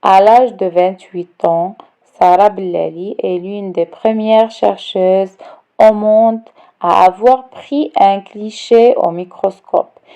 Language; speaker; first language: French; non-native, local second language; Arabic